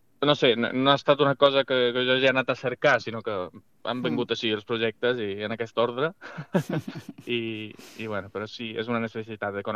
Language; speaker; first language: Catalan; non-native, fluent; Spanish